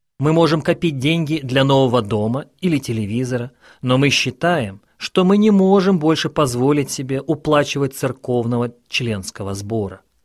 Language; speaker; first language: Russian; non-native, local second language; Ukrainian